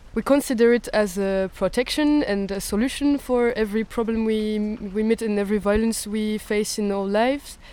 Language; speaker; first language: English; non-native, fluent; French